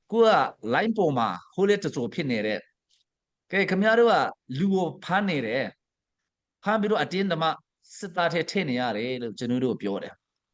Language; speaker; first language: Burmese; non-native, local second language; Hakha Chin